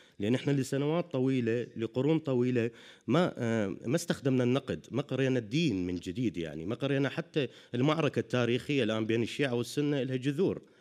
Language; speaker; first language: Arabic; native; Arabic